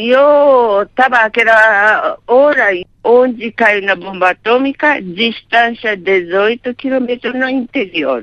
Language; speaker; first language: Portuguese; non-native, learner; Japanese